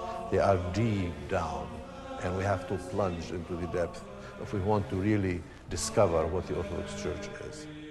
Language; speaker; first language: English; non-native, fluent; Arabic